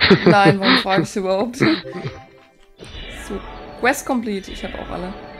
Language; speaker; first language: German; native; German